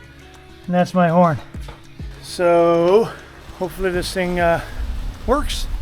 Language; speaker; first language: English; native; English